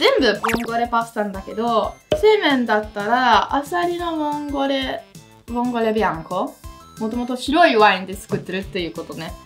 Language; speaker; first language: Japanese; non-native, fluent; Italian